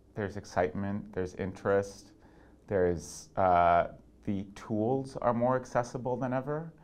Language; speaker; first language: English; non-native, local second language; Urdu